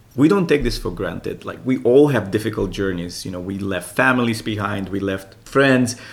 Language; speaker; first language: English; non-native, fluent; Romanian